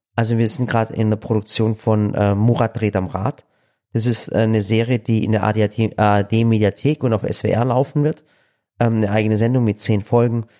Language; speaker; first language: German; early bilingual, other home language; Turkish